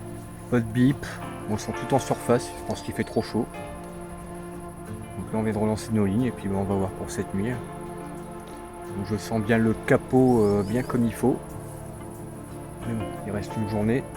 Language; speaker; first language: French; native; French